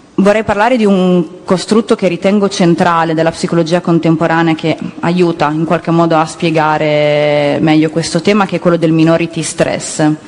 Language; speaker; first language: Italian; native; Italian